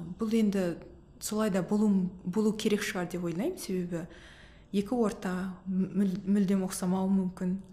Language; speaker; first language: Kazakh; early bilingual, heritage; Kazakh